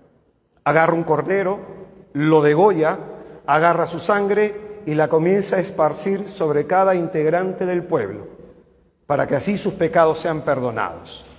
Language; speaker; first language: Spanish; native; Spanish